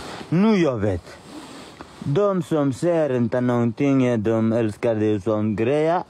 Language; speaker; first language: Swedish; non-native, learner; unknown